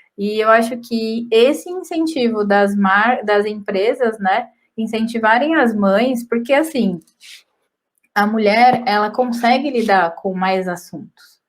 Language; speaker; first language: Portuguese; native; Portuguese